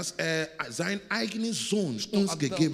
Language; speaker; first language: German; non-native, learner; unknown